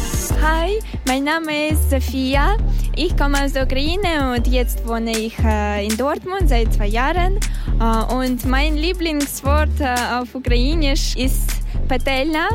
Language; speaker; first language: German; non-native, learner; Russian